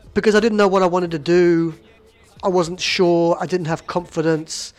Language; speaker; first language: English; native; English